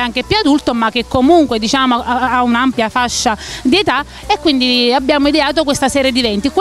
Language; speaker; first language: Italian; native; Italian